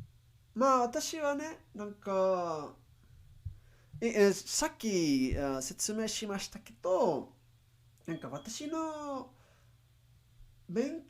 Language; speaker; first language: Japanese; non-native, learner; English